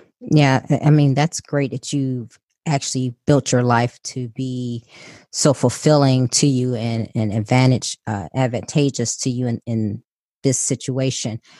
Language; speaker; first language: English; native; English